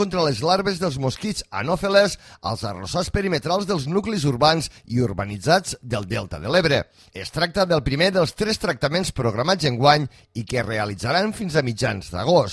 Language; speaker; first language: Catalan; native; Catalan